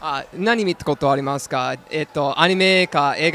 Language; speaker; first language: Japanese; non-native, learner; English